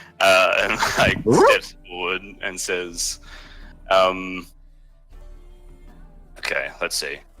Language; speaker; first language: English; native; English